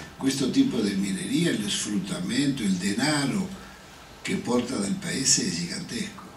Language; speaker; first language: Italian; non-native, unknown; Spanish